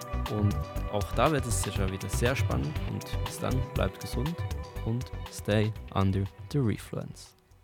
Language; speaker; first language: German; native; German